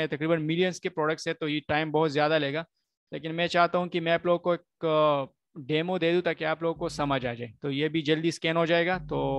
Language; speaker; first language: Urdu; non-native, local second language; Punjabi